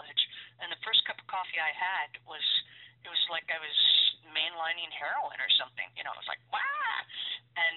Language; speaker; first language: English; native; English